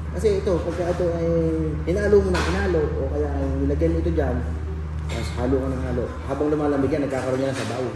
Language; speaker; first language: Filipino; native; Filipino